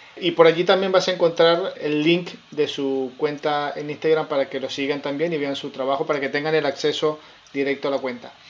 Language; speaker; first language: Spanish; native; Spanish